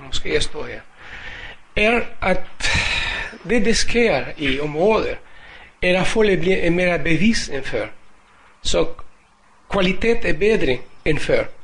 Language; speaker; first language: Danish; non-native, fluent; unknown